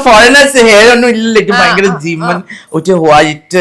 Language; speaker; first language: Malayalam; non-native, fluent; Assamese